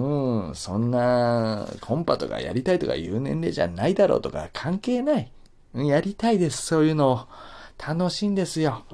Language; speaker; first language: Japanese; native; Japanese